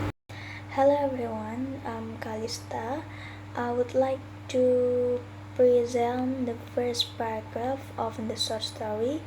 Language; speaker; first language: English; non-native, learner; Indonesian